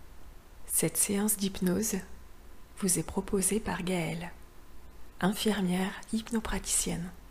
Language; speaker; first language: French; native; French